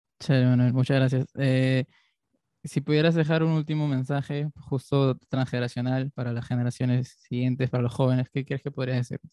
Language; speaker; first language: Spanish; native; Spanish